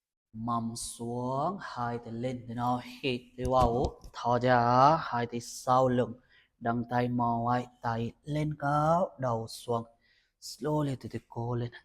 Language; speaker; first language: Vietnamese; non-native, learner; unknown